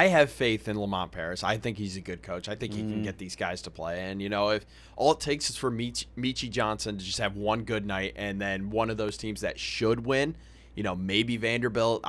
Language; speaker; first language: English; native; English